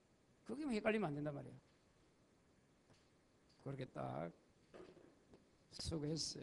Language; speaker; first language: Korean; native; Korean